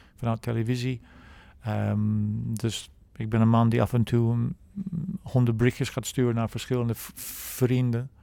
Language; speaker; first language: Dutch; non-native, fluent; English